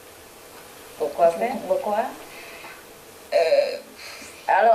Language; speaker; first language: French; non-native, learner; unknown